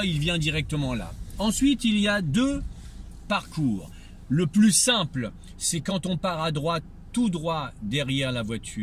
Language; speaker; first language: French; native; French